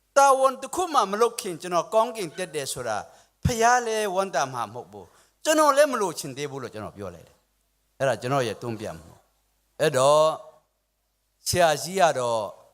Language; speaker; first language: Burmese; non-native, local second language; Tedim Chin